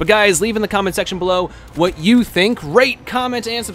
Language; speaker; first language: English; native; English